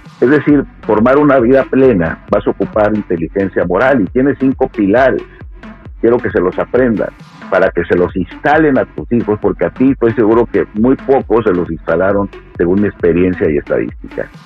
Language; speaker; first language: Spanish; native; Spanish